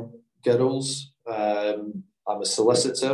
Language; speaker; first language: English; native; English